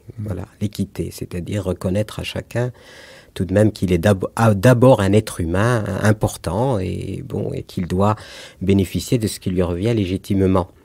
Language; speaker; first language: French; non-native, local second language; Arabic